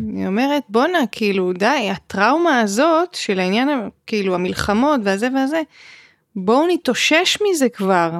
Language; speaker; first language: Hebrew; native; Hebrew